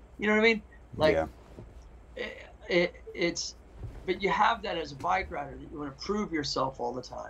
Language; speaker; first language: English; native; English